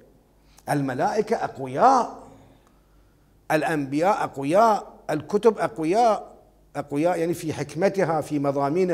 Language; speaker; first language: Arabic; native; Arabic